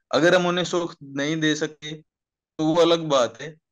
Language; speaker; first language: Hindi; native; Hindi